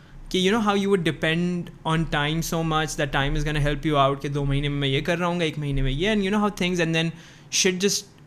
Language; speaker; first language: English; early bilingual, other home language; Urdu